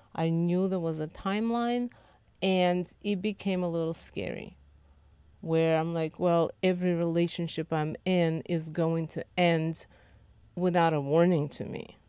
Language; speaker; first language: English; non-native, fluent; Lithuanian